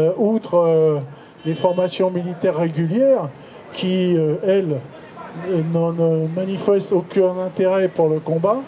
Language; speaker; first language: French; native; French